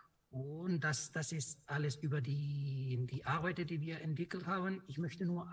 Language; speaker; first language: German; non-native, fluent; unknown